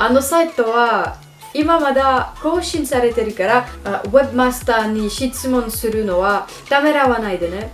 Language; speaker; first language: Japanese; non-native, learner; French